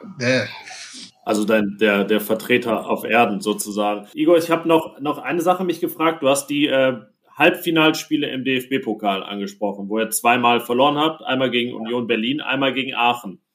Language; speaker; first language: German; native; German